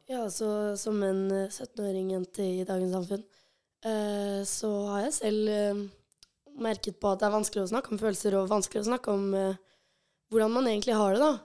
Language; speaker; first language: Norwegian; early bilingual, other home language; Albanian